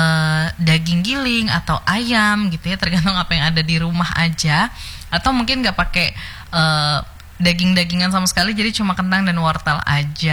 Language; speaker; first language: Indonesian; native; Indonesian